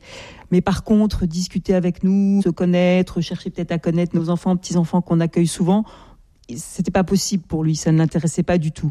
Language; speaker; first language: French; native; French